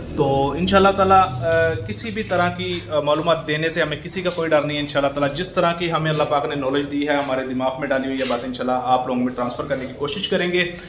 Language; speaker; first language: Urdu; non-native, local second language; Punjabi